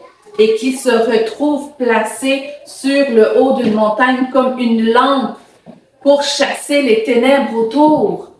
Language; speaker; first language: French; native; French